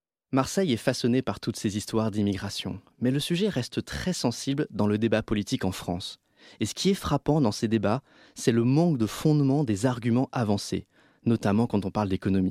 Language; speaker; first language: French; native; French